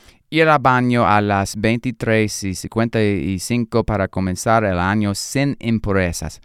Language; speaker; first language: Spanish; non-native, learner; English